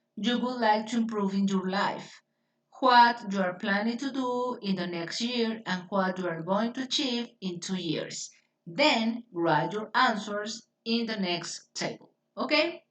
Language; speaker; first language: English; non-native, fluent; Spanish